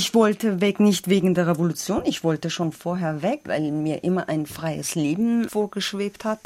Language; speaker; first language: German; non-native, fluent; Persian